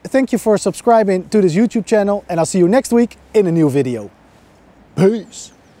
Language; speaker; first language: English; non-native, fluent; Dutch